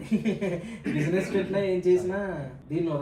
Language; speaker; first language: Telugu; native; Telugu